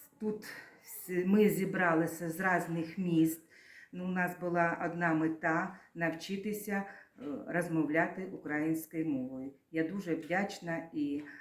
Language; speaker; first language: Ukrainian; non-native, local second language; Russian